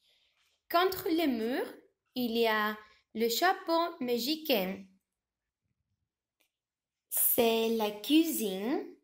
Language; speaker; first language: French; non-native, learner; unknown